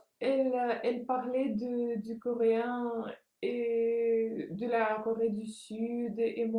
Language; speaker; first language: French; non-native, fluent; Russian